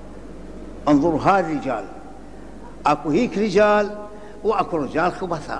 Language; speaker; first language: Arabic; native; Arabic